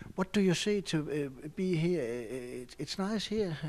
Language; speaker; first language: English; non-native, learner; Danish